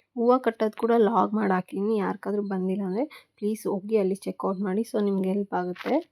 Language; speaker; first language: Kannada; non-native, local second language; Telugu